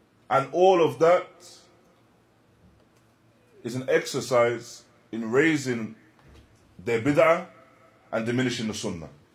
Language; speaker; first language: English; native; English